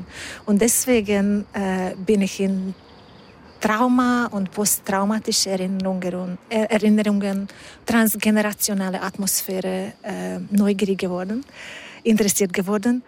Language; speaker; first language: German; non-native, fluent; Hungarian